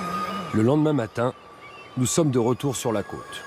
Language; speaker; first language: French; native; French